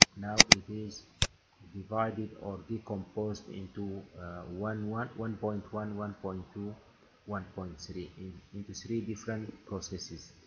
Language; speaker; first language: English; non-native, fluent; Arabic